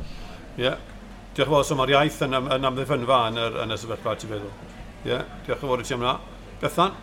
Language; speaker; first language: Welsh; native; Welsh